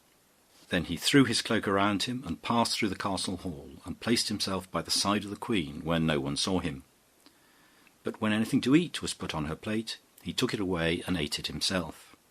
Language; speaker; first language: English; native; English